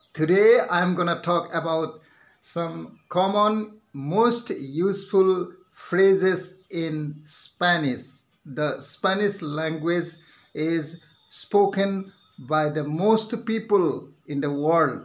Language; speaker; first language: English; non-native, local second language; Assamese